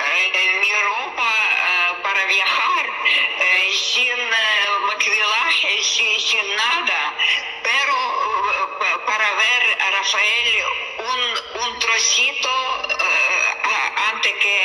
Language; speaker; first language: Spanish; non-native, learner; Russian